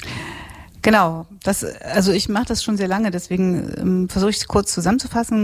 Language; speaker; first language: German; native; German